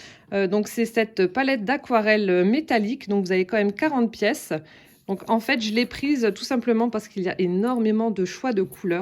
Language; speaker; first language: French; native; French